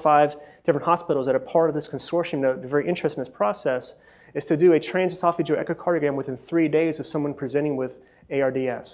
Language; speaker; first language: English; native; English